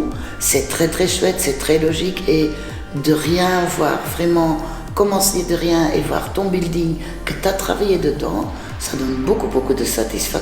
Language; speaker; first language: French; non-native, fluent; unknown